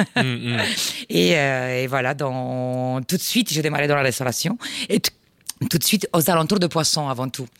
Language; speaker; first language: French; non-native, fluent; Romanian